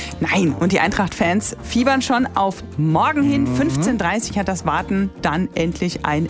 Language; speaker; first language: German; native; German